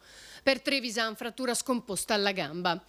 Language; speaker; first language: Italian; native; Italian